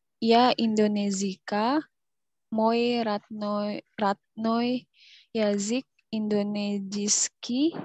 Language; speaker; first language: Russian; non-native, learner; Indonesian